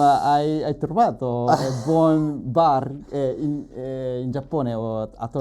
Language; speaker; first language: Italian; non-native, learner; Japanese